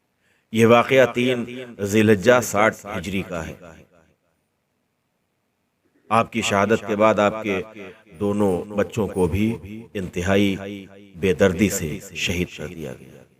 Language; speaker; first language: Urdu; native; Urdu